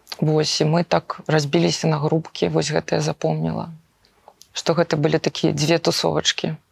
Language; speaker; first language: Belarusian; native; Belarusian